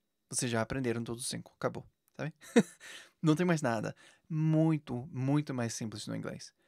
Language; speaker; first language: Portuguese; non-native, fluent; English